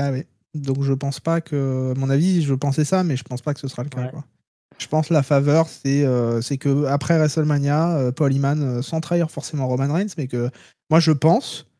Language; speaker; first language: French; native; French